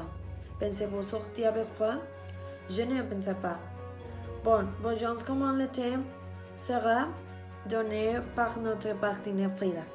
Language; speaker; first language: French; non-native, learner; Spanish